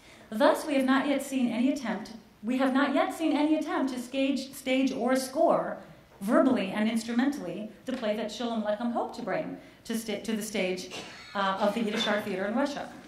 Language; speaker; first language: English; native; English